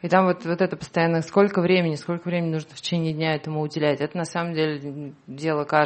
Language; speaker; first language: Russian; native; Russian